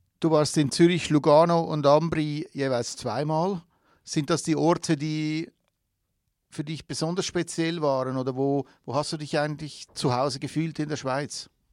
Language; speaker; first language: German; native; German